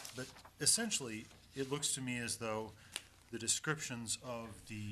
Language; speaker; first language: English; native; English